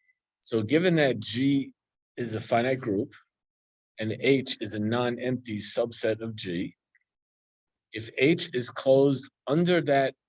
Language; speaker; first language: English; native; English